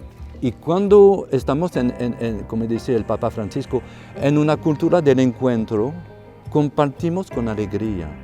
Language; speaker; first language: Spanish; non-native, fluent; French